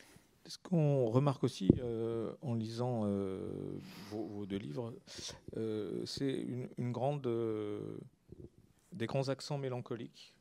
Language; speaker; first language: French; native; French